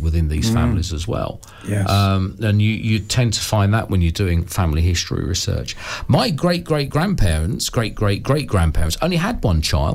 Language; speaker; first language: English; native; English